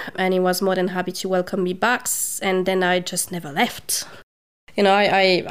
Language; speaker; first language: English; non-native, fluent; French